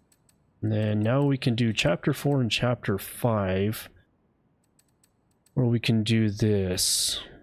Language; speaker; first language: English; native; English